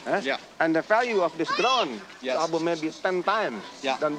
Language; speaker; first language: English; non-native, learner; Indonesian